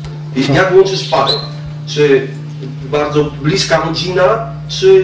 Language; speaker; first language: Polish; native; Polish